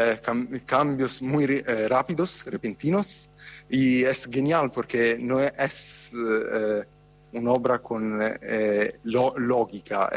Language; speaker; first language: Spanish; non-native, fluent; Italian